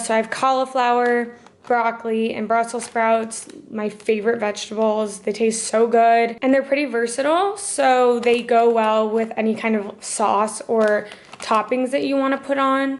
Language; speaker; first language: English; native; English